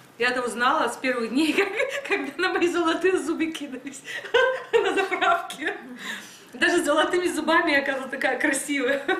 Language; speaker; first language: Russian; native; Russian